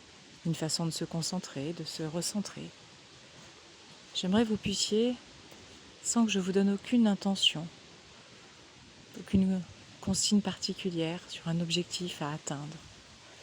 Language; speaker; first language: French; native; French